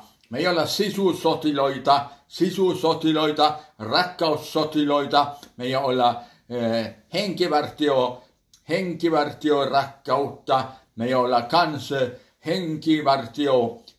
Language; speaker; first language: Finnish; early bilingual, heritage; Finnish